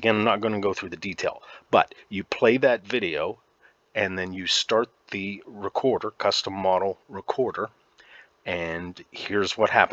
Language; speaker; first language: English; native; English